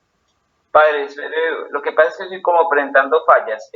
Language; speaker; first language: Spanish; native; Spanish